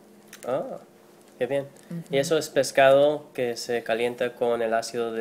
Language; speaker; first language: Spanish; non-native, learner; English